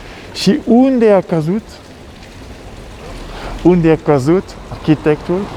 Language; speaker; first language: Romanian; non-native, learner; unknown